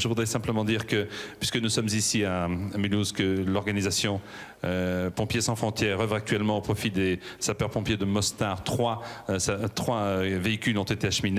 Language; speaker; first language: French; native; French